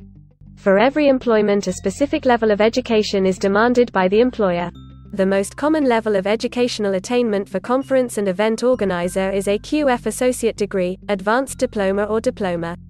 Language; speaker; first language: English; non-native, local second language; Hindi